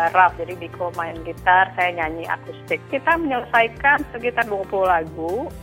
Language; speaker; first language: Indonesian; native; Indonesian